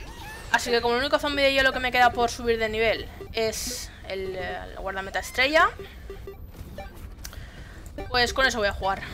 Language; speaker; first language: Spanish; native; Spanish